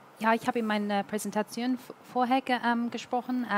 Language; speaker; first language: German; non-native, learner; English